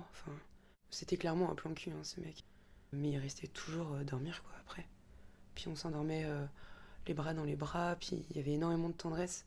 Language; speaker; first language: French; native; French